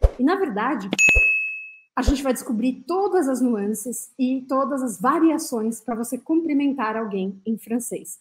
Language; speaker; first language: Portuguese; non-native, fluent; French